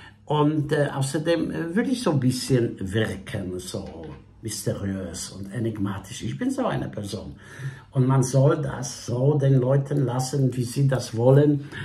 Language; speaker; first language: German; non-native, fluent; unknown